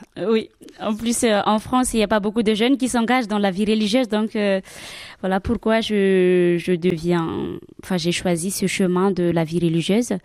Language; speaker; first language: French; non-native, local second language; Malagasy